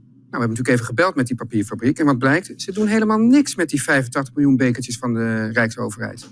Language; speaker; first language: Dutch; native; Dutch